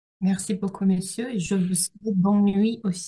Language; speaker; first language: French; non-native, learner; Russian